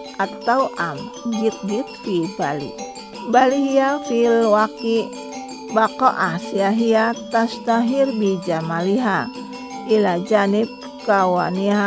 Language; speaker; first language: Arabic; non-native, fluent; Indonesian